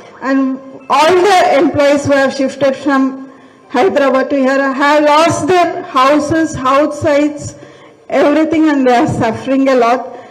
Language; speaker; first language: English; non-native, local second language; Telugu